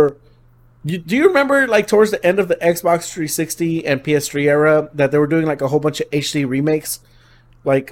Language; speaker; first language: English; native; English